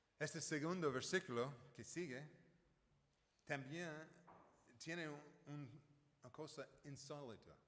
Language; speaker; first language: Spanish; non-native, fluent; English